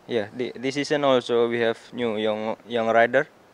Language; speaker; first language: English; non-native, learner; Indonesian